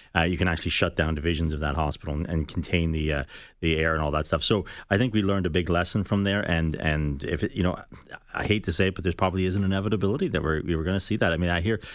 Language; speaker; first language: English; native; English